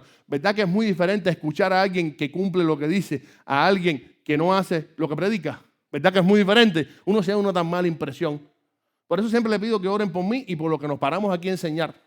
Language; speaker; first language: Spanish; native; Spanish